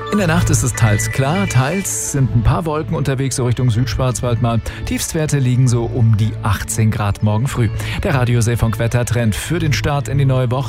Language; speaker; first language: German; native; German